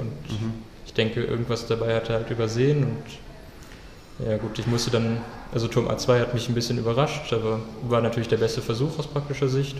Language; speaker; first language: German; native; German